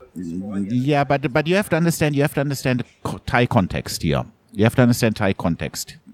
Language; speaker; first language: English; non-native, fluent; German